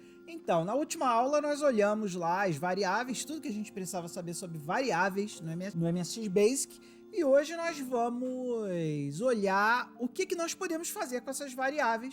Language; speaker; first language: Portuguese; native; Portuguese